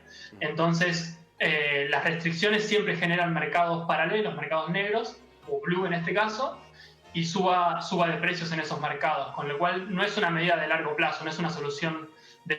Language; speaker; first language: Spanish; native; Spanish